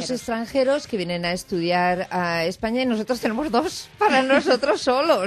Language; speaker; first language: Spanish; native; Spanish